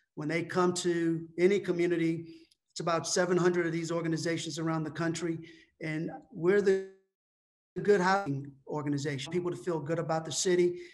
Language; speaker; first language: English; native; English